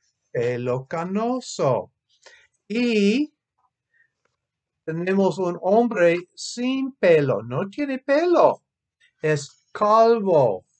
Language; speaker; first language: Spanish; non-native, fluent; English